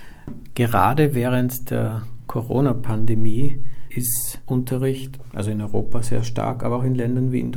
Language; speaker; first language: German; native; German